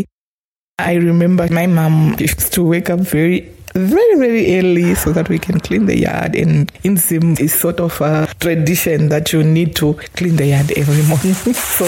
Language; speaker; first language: English; non-native, local second language; Shona